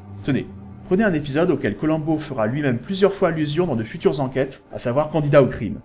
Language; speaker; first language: French; native; French